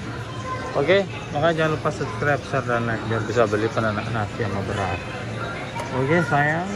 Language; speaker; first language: Indonesian; native; Indonesian